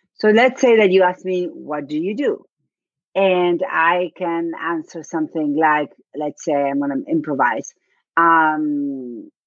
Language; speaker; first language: English; non-native, fluent; Spanish